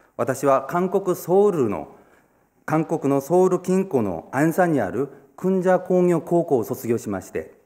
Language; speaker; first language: Japanese; non-native, fluent; Korean